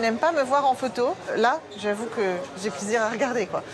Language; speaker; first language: French; native; French